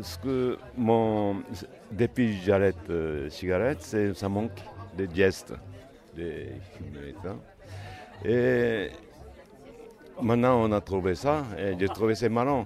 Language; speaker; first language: French; non-native, learner; Japanese